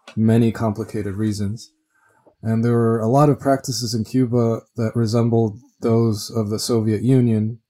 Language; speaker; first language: English; early bilingual, other home language; Spanish